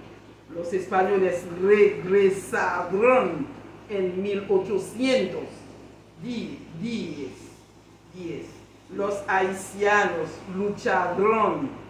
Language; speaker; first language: Spanish; non-native, learner; Haitian Creole